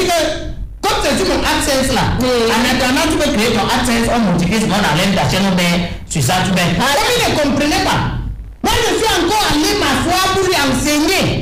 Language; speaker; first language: French; native; French